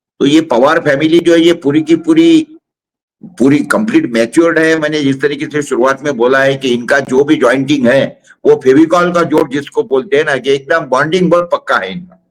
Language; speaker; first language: Hindi; non-native, local second language; Marathi